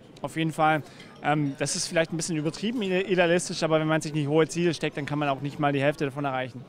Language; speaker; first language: German; native; German